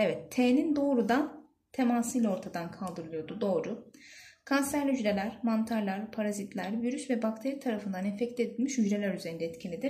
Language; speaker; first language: Turkish; native; Turkish